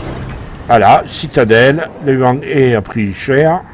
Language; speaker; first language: French; native; French